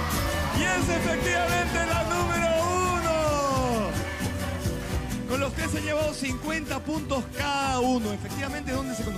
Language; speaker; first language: Spanish; native; Spanish